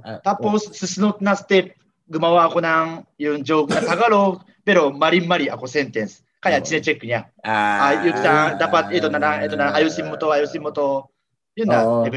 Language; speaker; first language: Filipino; non-native, learner; Japanese